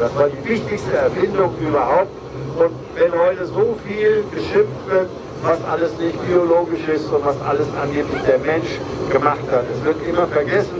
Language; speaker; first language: German; native; German